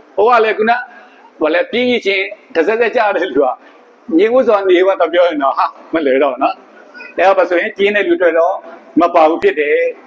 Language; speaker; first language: Burmese; non-native, local second language; S'gaw Karen